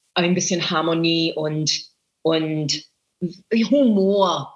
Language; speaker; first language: German; non-native, fluent; English